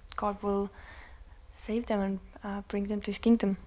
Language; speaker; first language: English; non-native, fluent; Estonian